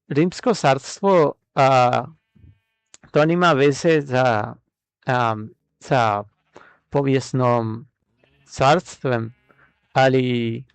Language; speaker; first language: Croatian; non-native, learner; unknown